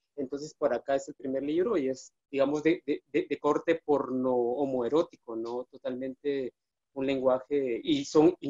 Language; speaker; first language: Spanish; native; Spanish